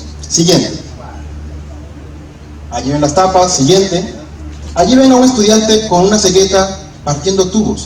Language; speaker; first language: Spanish; native; Spanish